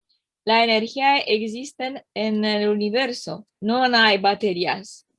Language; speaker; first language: Spanish; non-native, learner; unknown